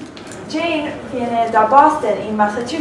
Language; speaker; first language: Italian; non-native, learner; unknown